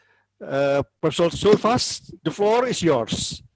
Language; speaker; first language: English; non-native, learner; Indonesian